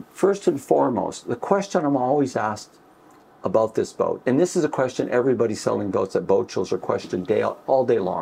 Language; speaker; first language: English; native; English